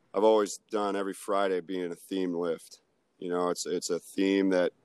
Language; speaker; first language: English; native; English